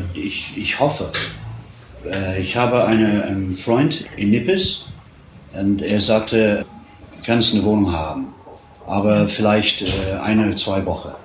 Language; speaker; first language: German; non-native, learner; English